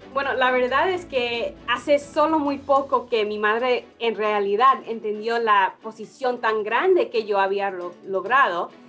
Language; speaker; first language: Spanish; early bilingual, heritage; Spanish